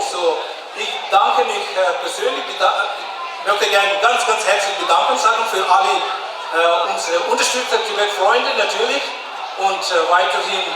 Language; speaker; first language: German; non-native, fluent; Tibetan